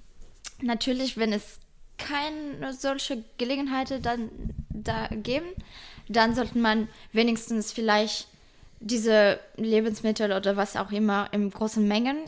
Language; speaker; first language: German; non-native, fluent; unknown